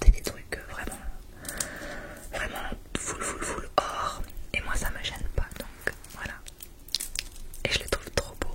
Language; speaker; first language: French; native; French